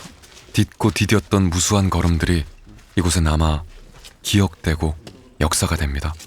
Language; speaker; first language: Korean; native; Korean